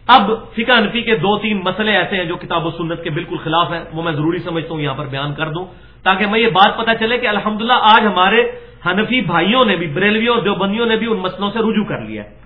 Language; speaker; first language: Urdu; non-native, local second language; Punjabi